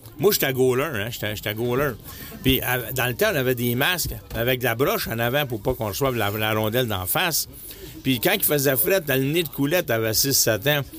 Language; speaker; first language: French; native; French